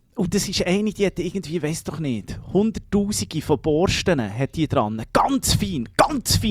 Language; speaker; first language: German; native; German